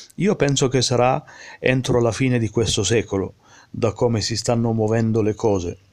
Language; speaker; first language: Italian; early bilingual, heritage; Italian